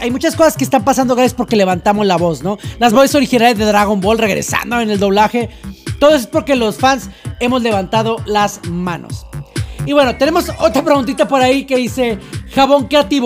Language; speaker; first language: Spanish; native; Spanish